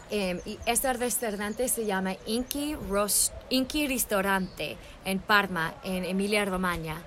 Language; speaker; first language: Spanish; early bilingual, heritage; English